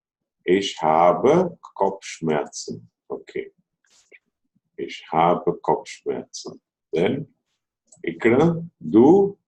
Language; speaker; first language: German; non-native, fluent; Telugu